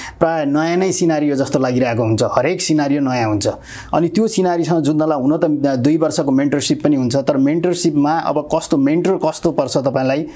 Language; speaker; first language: Nepali; native; Nepali